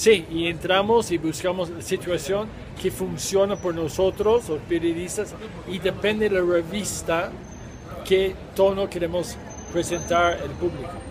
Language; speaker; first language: Spanish; non-native, fluent; English